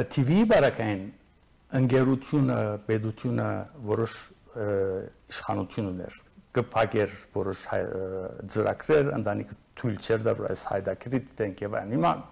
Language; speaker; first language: Armenian; early bilingual, heritage; Armenian